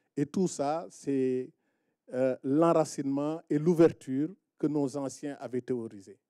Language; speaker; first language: French; non-native, local second language; Wolof